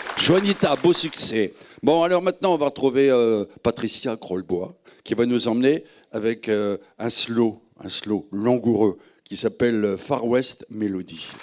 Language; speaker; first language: French; native; French